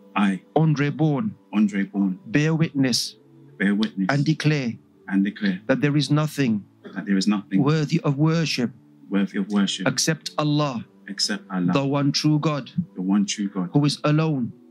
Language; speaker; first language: English; native; English